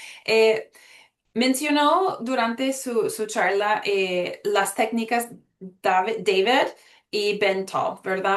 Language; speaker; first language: Spanish; early bilingual, heritage; Spanish